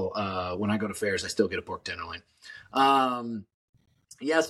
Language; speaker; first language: English; native; English